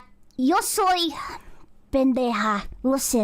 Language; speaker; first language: Spanish; non-native, learner; English